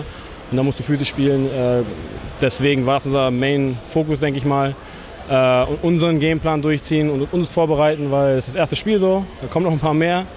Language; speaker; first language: German; native; German